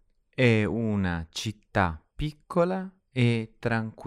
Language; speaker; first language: Italian; non-native, learner; English